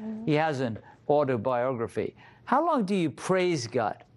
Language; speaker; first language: English; native; English